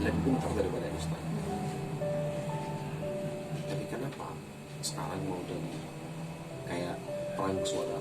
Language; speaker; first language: Indonesian; non-native, fluent; Arabic